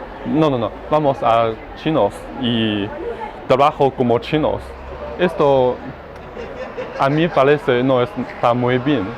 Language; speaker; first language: Spanish; non-native, learner; Chinese